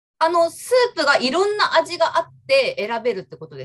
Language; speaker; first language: Japanese; native; Japanese